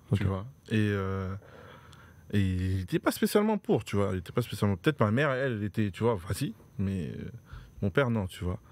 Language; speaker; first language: French; native; French